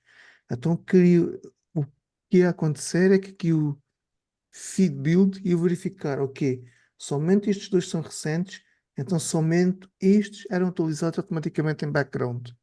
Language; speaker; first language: Portuguese; native; Portuguese